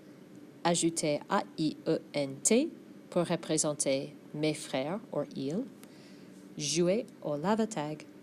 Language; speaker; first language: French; non-native, fluent; English